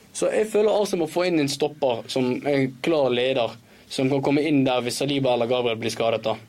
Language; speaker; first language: Norwegian; early bilingual, other home language; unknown